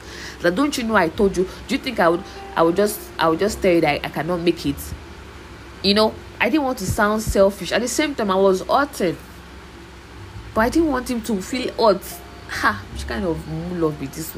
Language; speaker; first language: English; non-native, local second language; Yoruba